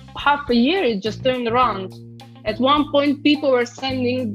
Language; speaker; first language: English; non-native, fluent; Romanian